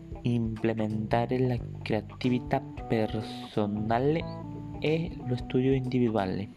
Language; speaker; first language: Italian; non-native, learner; Spanish